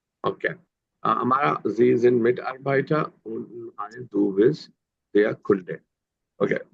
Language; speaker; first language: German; non-native, fluent; Urdu